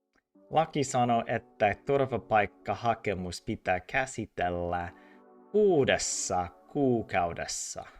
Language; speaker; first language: Finnish; non-native, learner; English